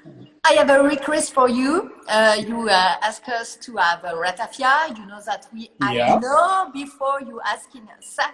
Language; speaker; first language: English; non-native, learner; French